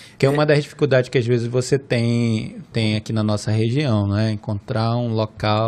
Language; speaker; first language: Portuguese; native; Portuguese